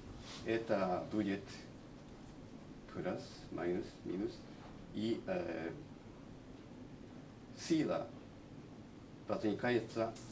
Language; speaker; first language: Russian; non-native, learner; Japanese